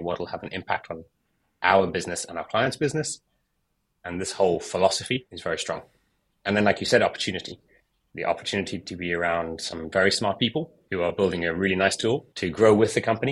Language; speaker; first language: English; native; English